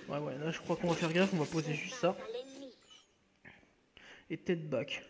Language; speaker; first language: French; native; French